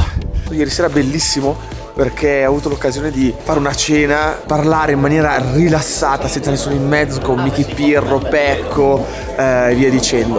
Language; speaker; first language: Italian; native; Italian